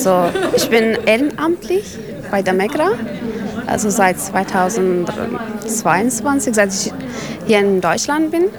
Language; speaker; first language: German; non-native, learner; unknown